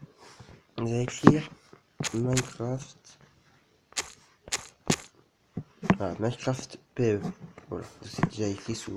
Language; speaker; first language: French; native; French